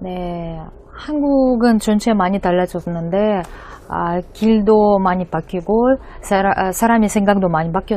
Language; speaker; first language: Korean; non-native, fluent; Russian